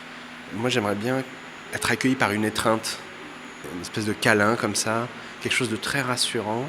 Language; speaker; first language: French; early bilingual, other home language; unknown